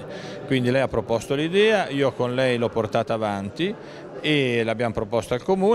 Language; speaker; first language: Italian; native; Italian